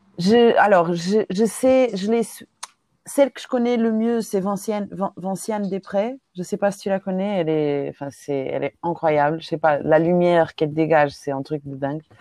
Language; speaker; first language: French; non-native, fluent; Portuguese